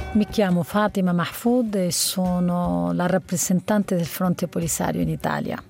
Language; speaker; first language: Italian; non-native, fluent; Arabic